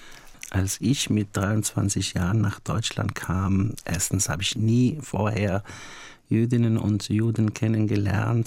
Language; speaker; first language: German; non-native, fluent; Arabic